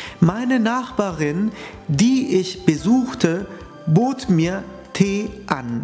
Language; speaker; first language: German; non-native, fluent; Turkish